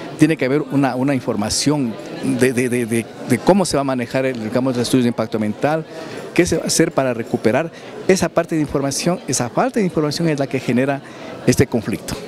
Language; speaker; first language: Spanish; native; Spanish